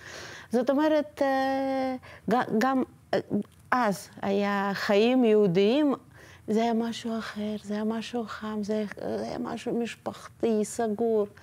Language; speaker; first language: Hebrew; non-native, fluent; Russian